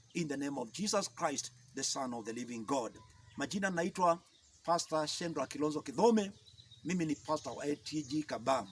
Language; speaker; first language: English; non-native, local second language; Swahili